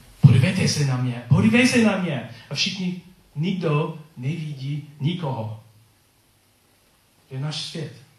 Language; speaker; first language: Czech; non-native, learner; English